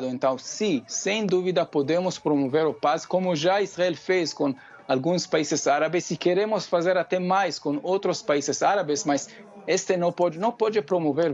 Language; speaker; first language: Portuguese; non-native, fluent; Hebrew